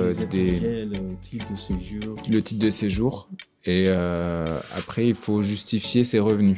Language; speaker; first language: French; native; French